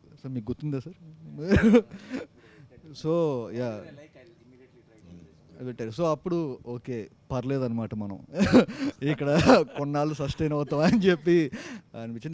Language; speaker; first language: Telugu; native; Telugu